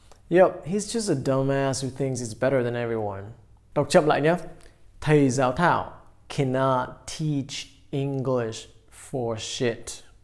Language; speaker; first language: English; non-native, fluent; Vietnamese